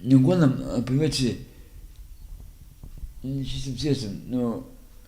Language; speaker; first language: Russian; non-native, local second language; Lithuanian